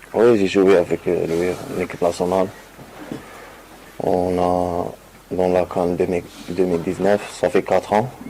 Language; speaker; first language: French; non-native, learner; Arabic